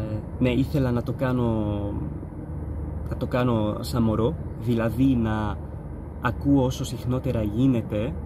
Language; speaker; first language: Greek; non-native, fluent; Arabic